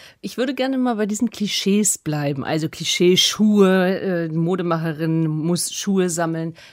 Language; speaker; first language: German; native; German